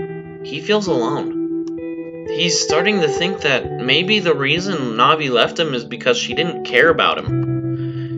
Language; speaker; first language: English; native; English